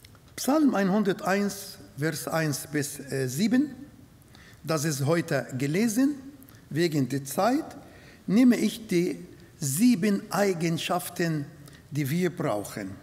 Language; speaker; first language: German; non-native, fluent; Arabic